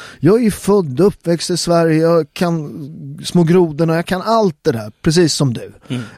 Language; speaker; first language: Swedish; native; Swedish